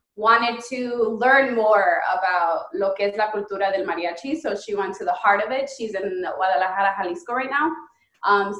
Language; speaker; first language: English; early bilingual, other home language; Spanish